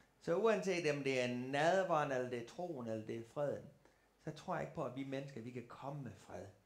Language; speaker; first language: Danish; native; Danish